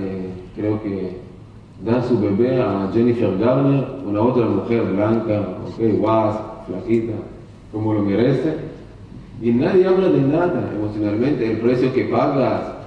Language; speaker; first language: Spanish; non-native, learner; Hebrew